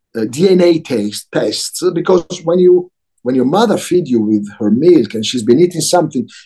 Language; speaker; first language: English; non-native, fluent; Italian